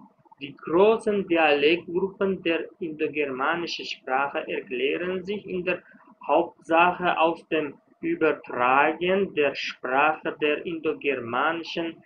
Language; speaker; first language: German; non-native, fluent; Uzbek